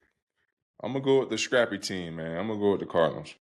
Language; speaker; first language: English; native; English